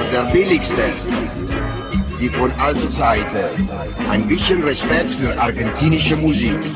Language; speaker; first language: German; non-native, learner; Dutch